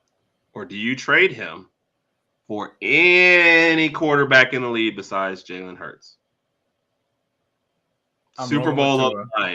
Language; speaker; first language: English; native; English